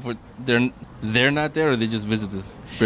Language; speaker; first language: English; native; English